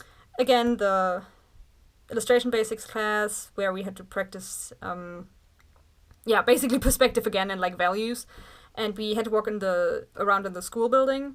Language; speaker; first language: English; non-native, fluent; German